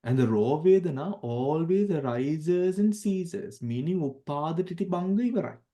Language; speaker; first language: English; non-native, local second language; Sinhala